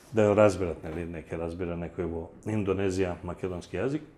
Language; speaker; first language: Macedonian; native; Macedonian